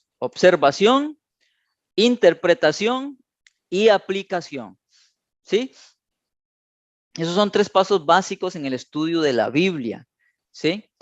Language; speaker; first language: Spanish; native; Spanish